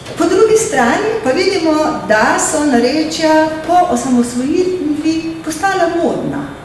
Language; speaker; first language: Slovenian; native; Slovenian